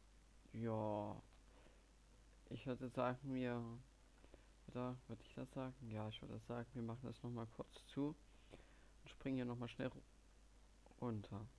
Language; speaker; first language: German; native; German